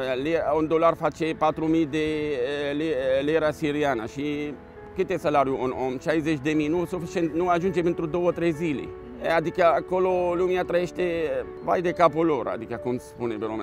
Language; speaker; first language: Romanian; non-native, learner; Arabic